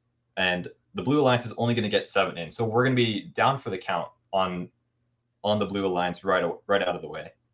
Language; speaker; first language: English; native; English